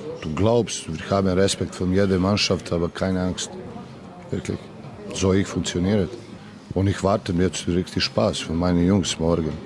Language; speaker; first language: German; non-native, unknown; Serbian